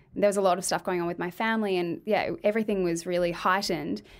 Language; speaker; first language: English; native; English